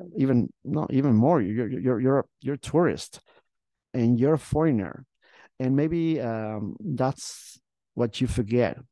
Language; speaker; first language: English; non-native, fluent; Spanish